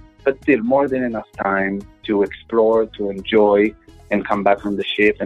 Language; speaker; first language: English; non-native, fluent; Hebrew